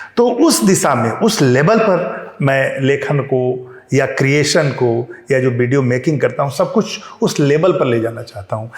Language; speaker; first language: Hindi; non-native, local second language; Bhojpuri